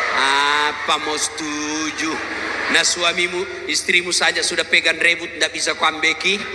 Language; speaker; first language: Indonesian; non-native, local second language; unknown